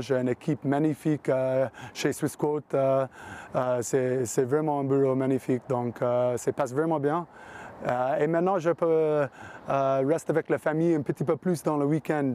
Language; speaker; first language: French; non-native, learner; English